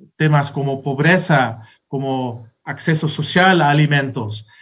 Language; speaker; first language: Spanish; non-native, fluent; Dutch